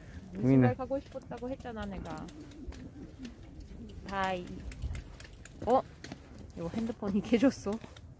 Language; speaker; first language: Korean; non-native, learner; Russian